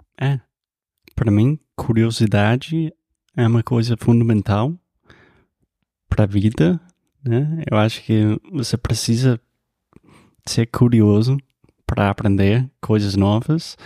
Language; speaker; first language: Portuguese; non-native, fluent; English